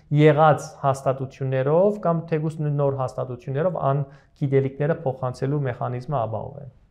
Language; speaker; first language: Armenian; early bilingual, heritage; Armenian